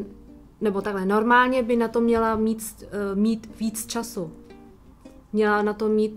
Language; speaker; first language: Czech; early bilingual, other home language; Vietnamese